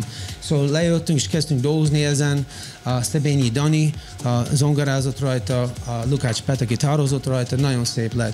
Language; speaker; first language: Hungarian; early bilingual, heritage; Hungarian